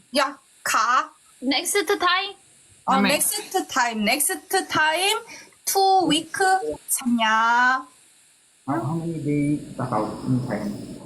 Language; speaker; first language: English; non-native, learner; Korean